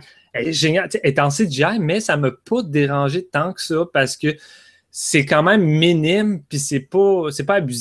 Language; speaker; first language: French; native; French